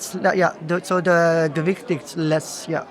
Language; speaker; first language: German; non-native, learner; Dutch